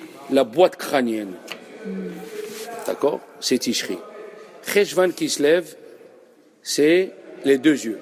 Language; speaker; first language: French; native; French